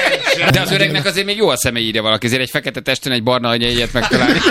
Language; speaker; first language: Hungarian; native; Hungarian